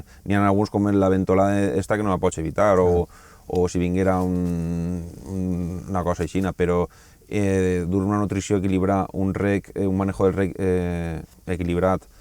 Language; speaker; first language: Catalan; native; Catalan